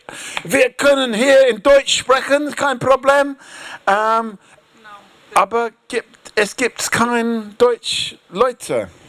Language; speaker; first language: German; non-native, learner; English